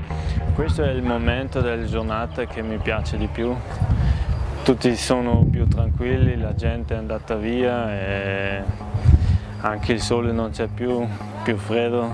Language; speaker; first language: Italian; non-native, local second language; German